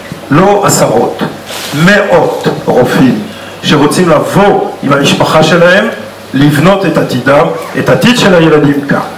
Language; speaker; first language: Hebrew; non-native, fluent; French